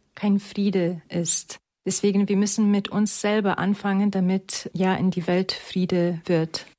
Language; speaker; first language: German; non-native, fluent; Romanian